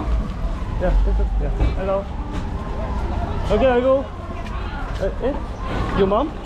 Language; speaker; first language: English; non-native, learner; Korean